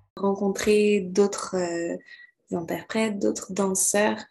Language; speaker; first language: French; native; French